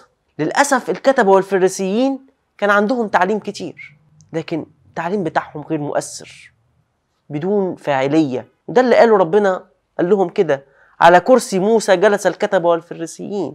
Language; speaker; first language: Arabic; native; Arabic